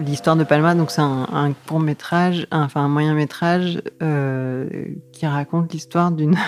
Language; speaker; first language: French; native; French